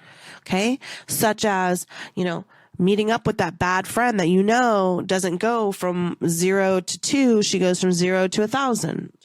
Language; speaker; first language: English; native; English